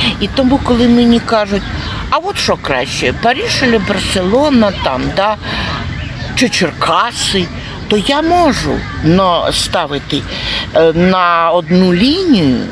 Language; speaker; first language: Ukrainian; non-native, local second language; Russian